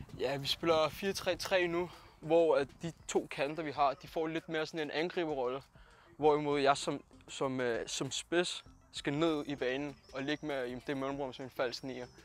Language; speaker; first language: Danish; early bilingual, other home language; Punjabi